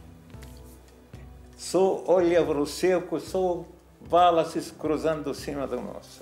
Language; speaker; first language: Portuguese; non-native, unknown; Arabic